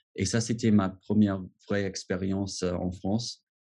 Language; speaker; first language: French; non-native, fluent; English